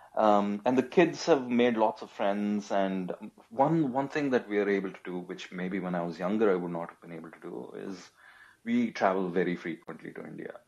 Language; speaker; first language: English; non-native, local second language; Telugu